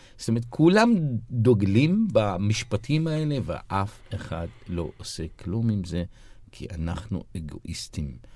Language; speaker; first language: Hebrew; non-native, local second language; Arabic